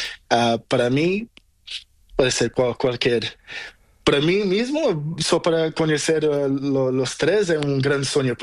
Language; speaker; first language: Spanish; non-native, learner; Portuguese